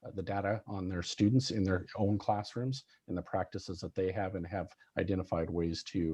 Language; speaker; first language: English; native; English